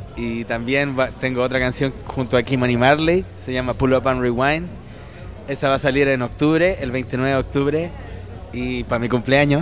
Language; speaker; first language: Spanish; native; Spanish